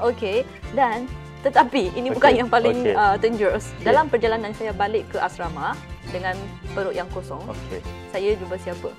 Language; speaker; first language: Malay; non-native, fluent; Chinese